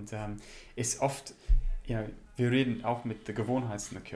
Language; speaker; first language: German; non-native, learner; English